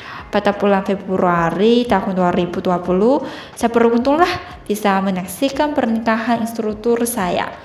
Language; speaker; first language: Indonesian; non-native, fluent; Chinese